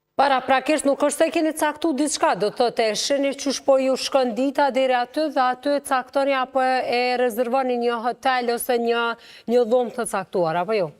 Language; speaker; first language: Albanian; native; Albanian